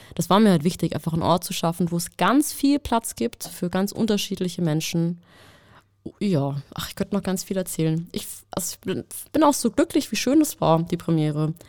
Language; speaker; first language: German; native; German